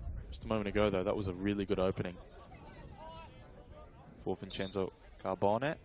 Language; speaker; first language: English; native; English